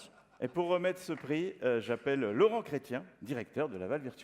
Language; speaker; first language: French; native; French